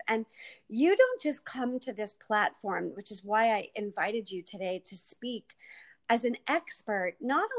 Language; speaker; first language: English; native; English